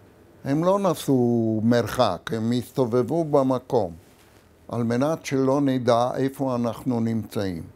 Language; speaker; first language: Hebrew; non-native, fluent; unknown